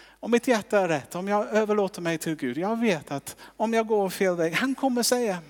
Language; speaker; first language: Swedish; non-native, fluent; English